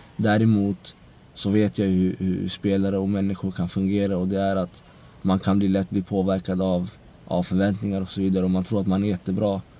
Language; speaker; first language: Swedish; early bilingual, other home language; Central Kurdish